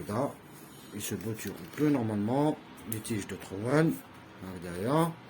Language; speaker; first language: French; non-native, local second language; Arabic